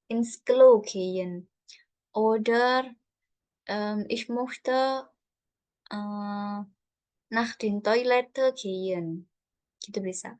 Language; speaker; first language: German; non-native, fluent; Indonesian